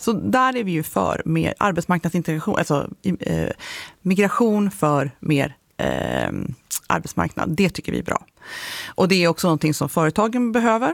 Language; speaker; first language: Swedish; native; Swedish